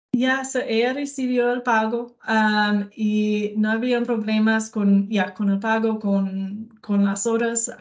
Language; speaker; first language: Spanish; non-native, learner; English